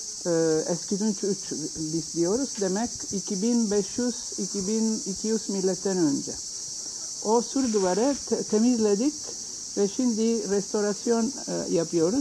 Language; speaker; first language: Turkish; non-native, learner; Italian